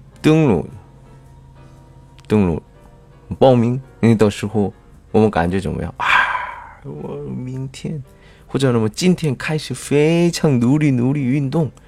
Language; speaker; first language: Chinese; non-native, fluent; Korean